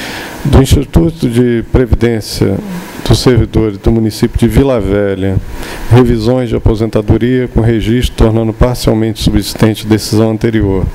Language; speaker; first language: Portuguese; native; Portuguese